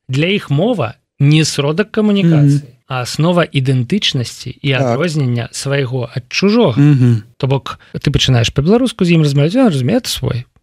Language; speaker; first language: Belarusian; non-native, local second language; Russian